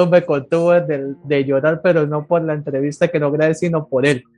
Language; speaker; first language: Spanish; native; Spanish